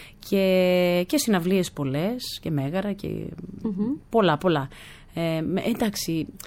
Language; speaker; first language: Greek; early bilingual, other home language; German